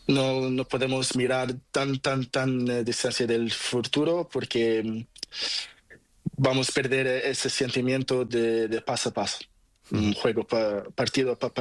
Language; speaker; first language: Spanish; non-native, learner; Portuguese